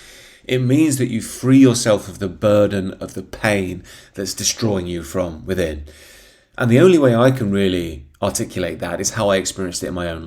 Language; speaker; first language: English; native; English